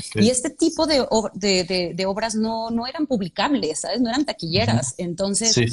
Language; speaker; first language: Spanish; native; Spanish